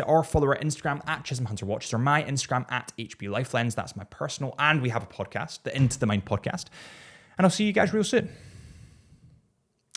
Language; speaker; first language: English; native; English